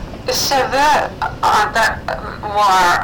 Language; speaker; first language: French; non-native, learner; Finnish